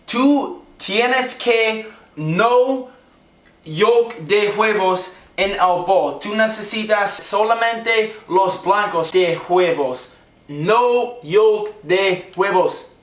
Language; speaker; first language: Spanish; non-native, learner; English